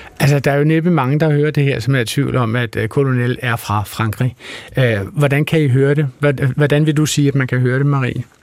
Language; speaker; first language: Danish; native; Danish